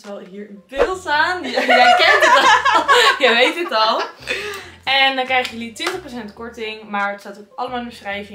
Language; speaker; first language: Dutch; native; Dutch